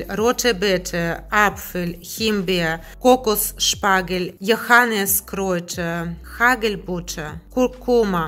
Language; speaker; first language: German; non-native, learner; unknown